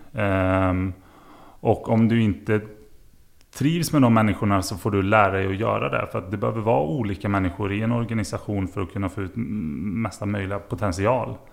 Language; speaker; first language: Swedish; native; Swedish